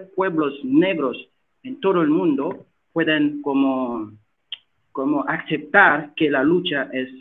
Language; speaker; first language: Spanish; non-native, learner; Wolof